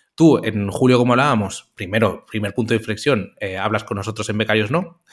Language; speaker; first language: Spanish; native; Spanish